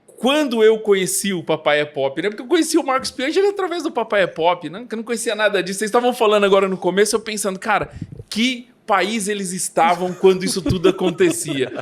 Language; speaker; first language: Portuguese; native; Portuguese